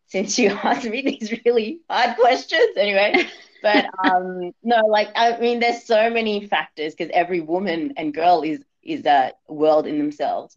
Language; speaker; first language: English; native; English